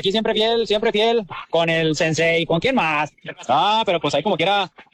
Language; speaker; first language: Spanish; native; Spanish